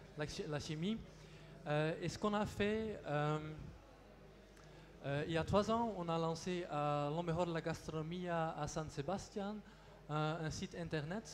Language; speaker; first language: French; non-native, local second language; Dutch